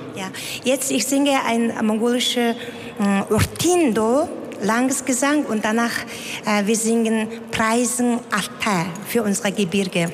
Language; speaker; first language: German; non-native, learner; Mongolian